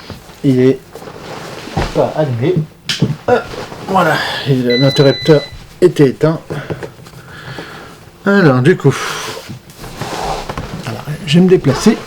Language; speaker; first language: French; native; French